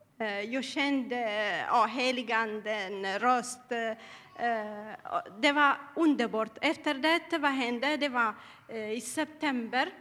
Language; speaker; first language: Swedish; non-native, learner; Tigrinya